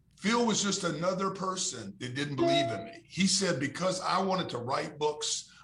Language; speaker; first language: English; native; English